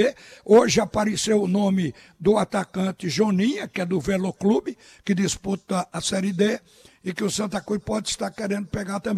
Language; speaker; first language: Portuguese; native; Portuguese